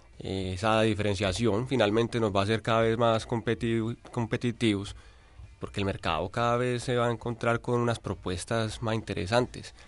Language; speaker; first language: Spanish; native; Spanish